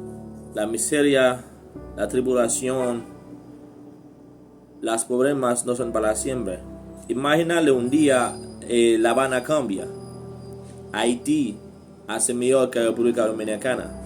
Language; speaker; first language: Spanish; non-native, learner; Haitian Creole